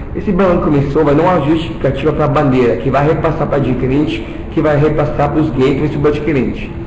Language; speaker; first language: Portuguese; early bilingual, other home language; Italian